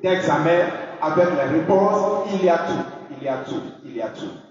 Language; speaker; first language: French; non-native, fluent; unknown